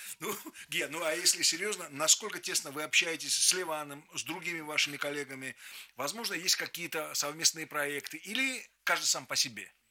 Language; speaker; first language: Russian; native; Russian